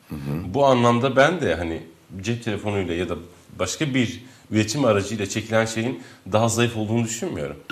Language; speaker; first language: Turkish; non-native, local second language; Kurdish